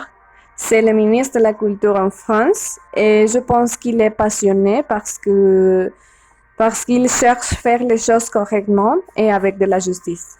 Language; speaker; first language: French; non-native, learner; Spanish